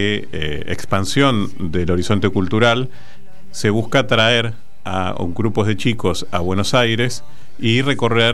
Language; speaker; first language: Spanish; native; Spanish